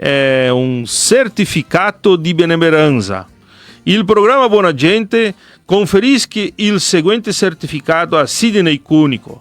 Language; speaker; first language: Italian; early bilingual, heritage; Portuguese